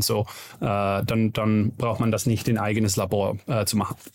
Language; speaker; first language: German; non-native, learner; Dutch